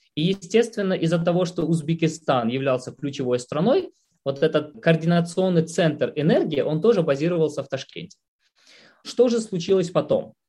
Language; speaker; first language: Russian; non-native, local second language; Tajik